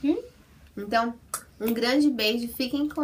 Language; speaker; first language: Portuguese; native; Portuguese